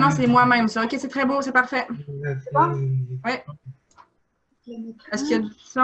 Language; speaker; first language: French; native; French